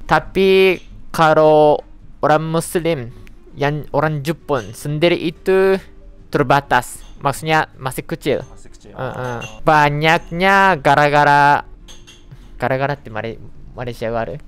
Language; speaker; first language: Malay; non-native, fluent; Japanese